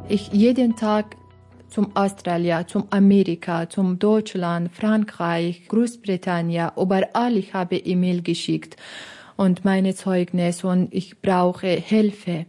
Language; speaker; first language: German; non-native, learner; Persian